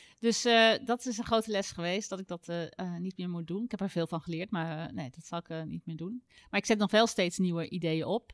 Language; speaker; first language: Dutch; native; Dutch